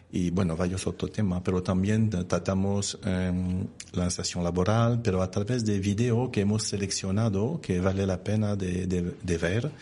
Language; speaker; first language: Spanish; non-native, fluent; French